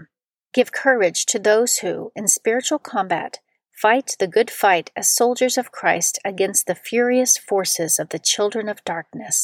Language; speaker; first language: English; native; English